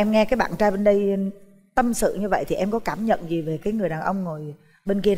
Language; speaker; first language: Vietnamese; native; Vietnamese